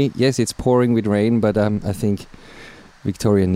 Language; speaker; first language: English; non-native, fluent; German